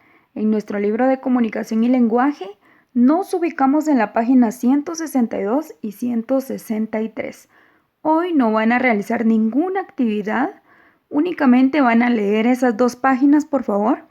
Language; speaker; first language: Spanish; native; Spanish